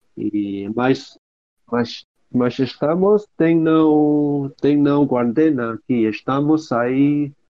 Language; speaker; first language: Portuguese; non-native, learner; Cantonese